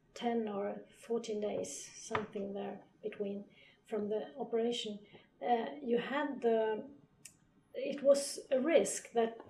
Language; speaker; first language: English; non-native, fluent; Polish